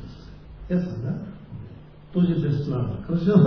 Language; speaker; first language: Russian; non-native, learner; Tibetan